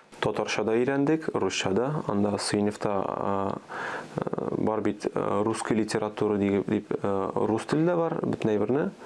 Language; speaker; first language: Tatar; early bilingual, other home language; Armenian